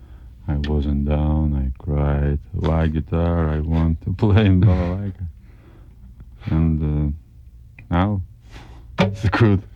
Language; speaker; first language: English; non-native, learner; Russian